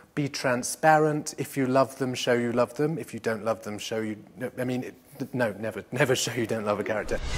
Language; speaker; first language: English; native; English